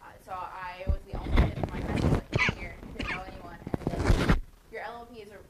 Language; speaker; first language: English; native; English